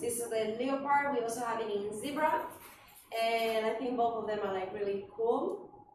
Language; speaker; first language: English; non-native, fluent; Spanish